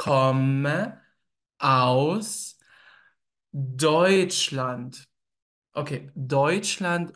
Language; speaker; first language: German; native; German